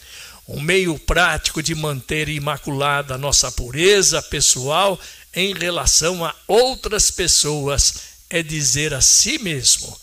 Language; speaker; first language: Portuguese; native; Portuguese